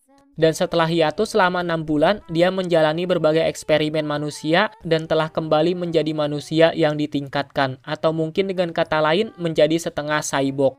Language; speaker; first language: Indonesian; native; Indonesian